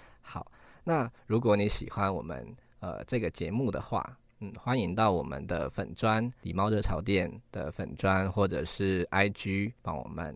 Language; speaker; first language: Chinese; native; Chinese